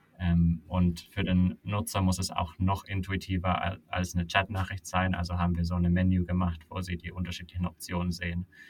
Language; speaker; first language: German; non-native, fluent; Finnish